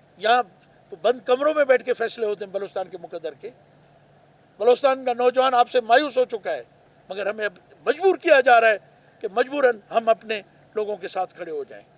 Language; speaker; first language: Urdu; non-native, local second language; Baluchi